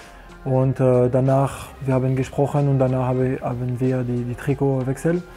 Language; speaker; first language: German; non-native, learner; French